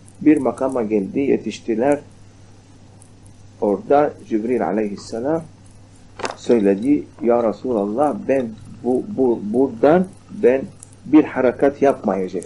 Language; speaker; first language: Turkish; non-native, learner; Arabic